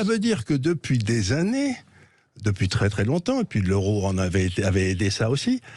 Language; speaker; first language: French; native; French